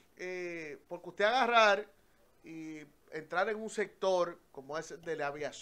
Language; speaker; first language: Spanish; native; Spanish